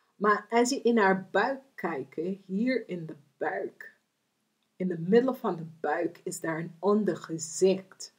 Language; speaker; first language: Dutch; non-native, fluent; English